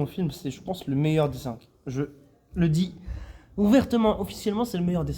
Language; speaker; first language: French; native; French